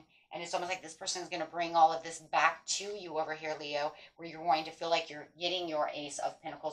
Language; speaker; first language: English; native; English